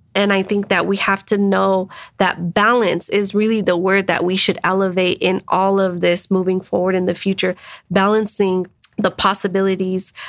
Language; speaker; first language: English; native; English